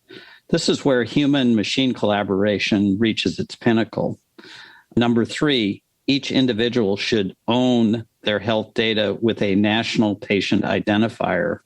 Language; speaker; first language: English; native; English